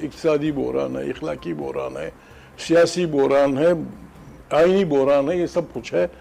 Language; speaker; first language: Urdu; non-native, local second language; Pashto